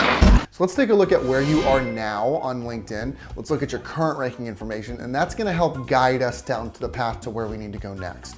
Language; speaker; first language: English; native; English